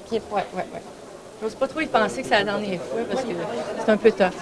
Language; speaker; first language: French; native; French